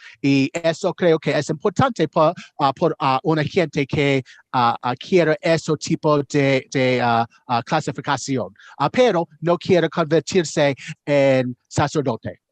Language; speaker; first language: Spanish; non-native, learner; English